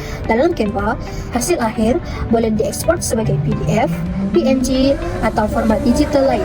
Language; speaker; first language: Malay; native; Malay